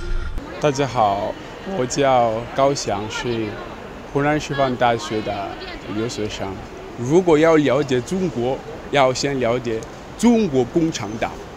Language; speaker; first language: Chinese; non-native, fluent; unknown